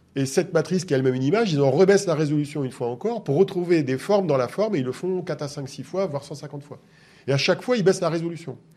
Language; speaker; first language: French; native; French